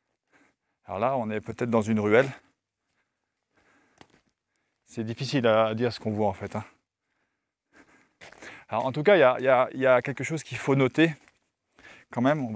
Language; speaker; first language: French; native; French